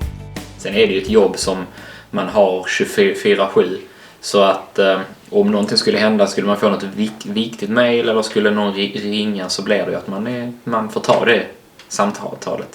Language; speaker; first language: Swedish; native; Swedish